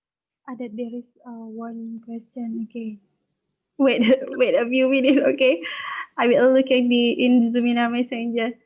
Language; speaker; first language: English; non-native, learner; Indonesian